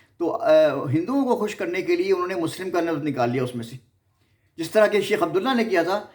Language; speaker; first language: Urdu; native; Urdu